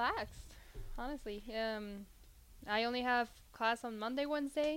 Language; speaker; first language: English; non-native, fluent; Spanish